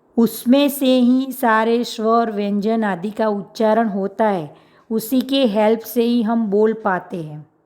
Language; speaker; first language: Hindi; non-native, local second language; Gujarati